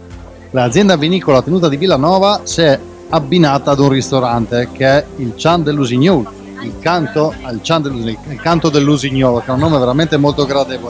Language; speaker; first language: Italian; native; Italian